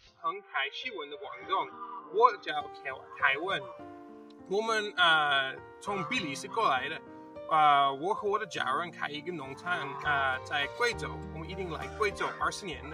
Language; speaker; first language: Chinese; non-native, learner; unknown